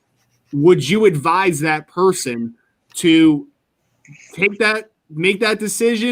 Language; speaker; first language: English; native; English